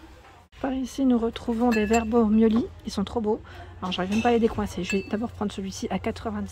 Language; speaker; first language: French; native; French